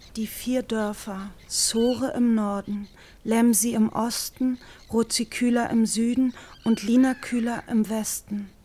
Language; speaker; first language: German; native; German